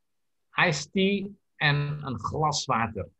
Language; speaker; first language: Dutch; non-native, learner; Indonesian